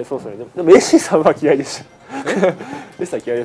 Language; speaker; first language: Japanese; native; Japanese